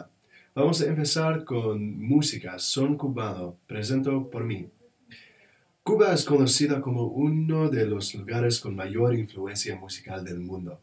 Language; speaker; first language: Spanish; non-native, learner; English